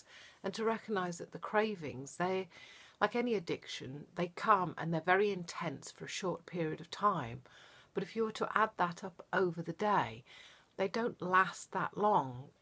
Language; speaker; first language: English; native; English